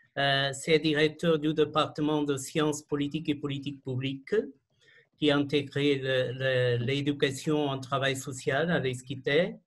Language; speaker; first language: French; non-native, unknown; Portuguese